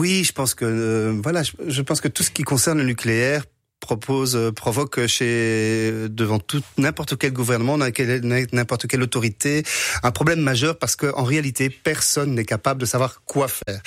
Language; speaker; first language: French; native; French